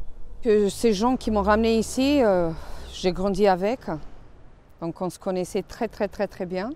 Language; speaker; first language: French; non-native, fluent; Romanian